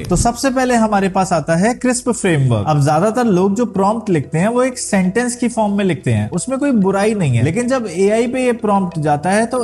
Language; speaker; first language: Hindi; native; Hindi